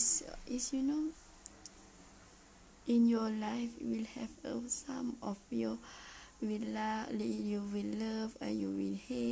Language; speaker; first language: English; non-native, learner; Malay